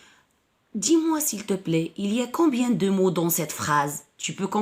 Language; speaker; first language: French; non-native, local second language; Arabic